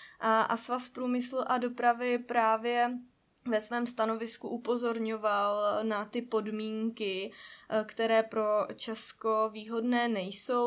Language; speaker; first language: Czech; native; Czech